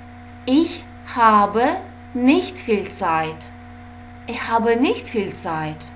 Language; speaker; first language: German; non-native, fluent; Russian